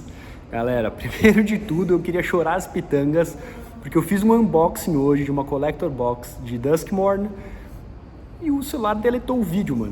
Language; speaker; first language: Portuguese; native; Portuguese